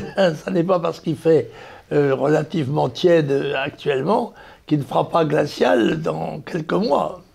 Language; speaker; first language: French; native; French